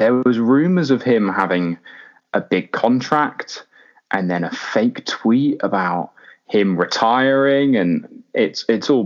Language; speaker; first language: English; native; English